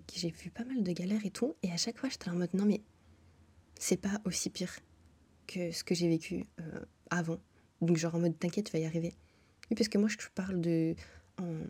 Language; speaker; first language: French; native; French